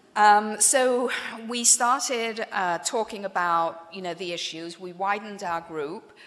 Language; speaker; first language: English; native; English